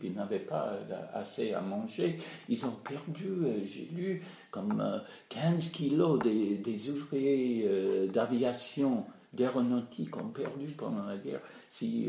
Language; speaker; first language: French; non-native, fluent; English